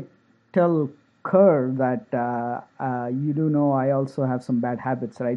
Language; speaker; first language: English; non-native, local second language; Tamil